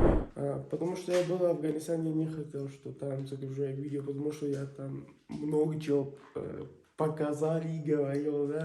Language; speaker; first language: Russian; non-native, learner; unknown